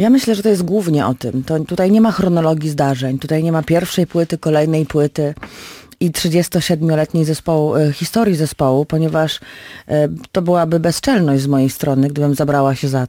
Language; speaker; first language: Polish; native; Polish